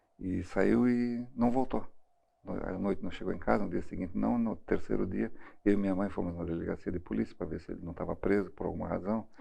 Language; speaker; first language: Portuguese; early bilingual, other home language; German